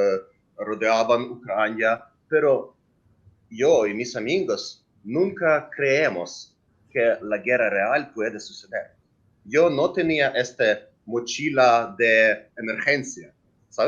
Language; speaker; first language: Spanish; non-native, learner; Ukrainian